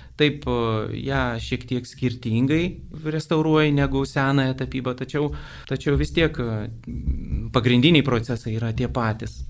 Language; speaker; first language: Lithuanian; native; Lithuanian